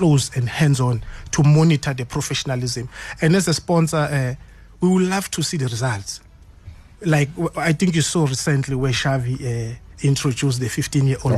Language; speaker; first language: English; non-native, local second language; Swati